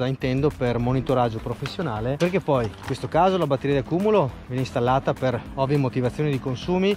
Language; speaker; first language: Italian; native; Italian